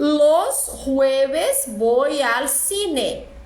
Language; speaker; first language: Spanish; non-native, fluent; Portuguese